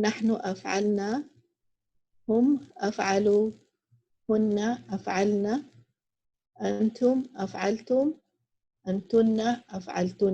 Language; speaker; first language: Arabic; non-native, learner; English